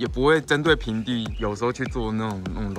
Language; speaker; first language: Chinese; native; Chinese